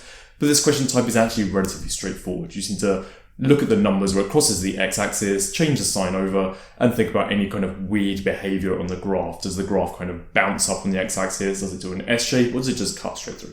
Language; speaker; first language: English; native; English